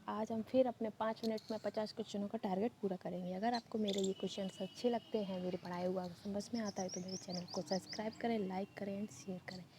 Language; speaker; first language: Hindi; native; Hindi